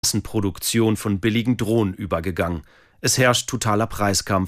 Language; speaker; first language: German; native; German